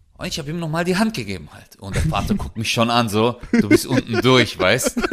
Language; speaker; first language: German; early bilingual, other home language; Turkish